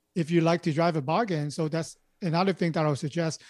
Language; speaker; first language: English; non-native, local second language; Cantonese